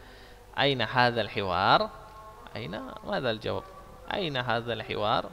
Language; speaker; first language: Arabic; non-native, fluent; Indonesian